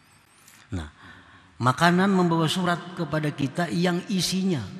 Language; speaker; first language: Indonesian; non-native, local second language; Banjar